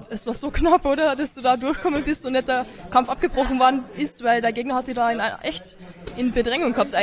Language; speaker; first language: German; native; German